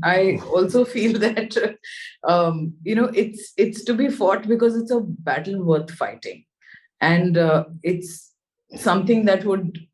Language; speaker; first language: English; non-native, local second language; Hindi